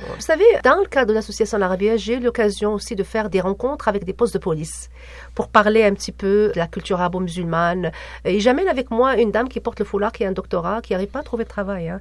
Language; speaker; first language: French; non-native, local second language; Arabic